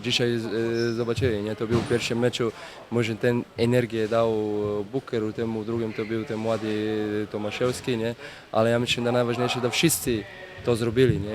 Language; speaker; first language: Polish; non-native, learner; Croatian